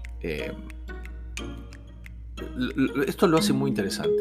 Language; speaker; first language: Spanish; native; Spanish